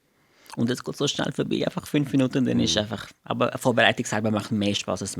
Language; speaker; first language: German; non-native, fluent; Portuguese